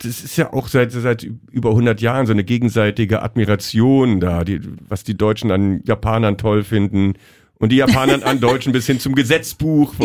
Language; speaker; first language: German; native; German